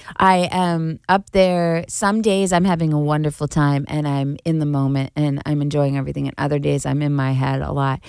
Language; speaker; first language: English; native; English